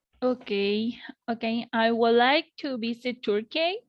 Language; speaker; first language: English; non-native, learner; Spanish